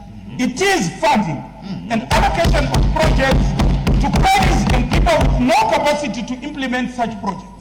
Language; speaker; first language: English; non-native, local second language; Shona